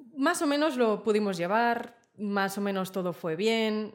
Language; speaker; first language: Spanish; native; Spanish